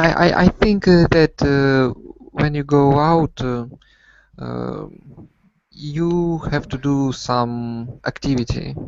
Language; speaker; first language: English; non-native, learner; Russian